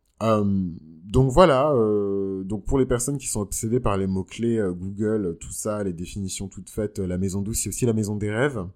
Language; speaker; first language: French; native; French